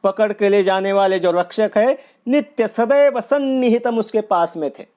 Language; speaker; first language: Hindi; non-native, local second language; Marathi